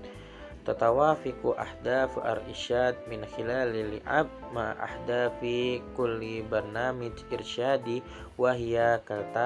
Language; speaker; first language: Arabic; non-native, learner; Indonesian